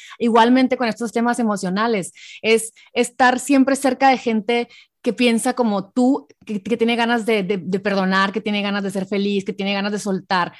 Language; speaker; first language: Spanish; native; Spanish